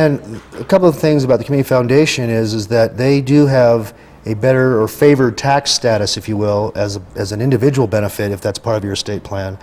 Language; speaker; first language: English; native; English